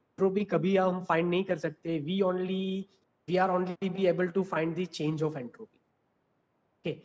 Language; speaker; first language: Hindi; non-native, local second language; Gujarati